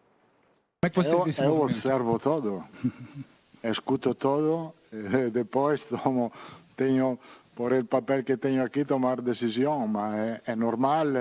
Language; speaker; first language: Portuguese; non-native, learner; Italian